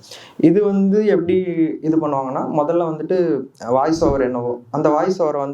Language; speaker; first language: Tamil; native; Tamil